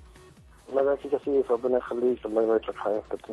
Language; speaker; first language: Arabic; native; Arabic